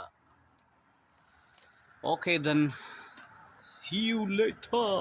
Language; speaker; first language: English; non-native, local second language; Amharic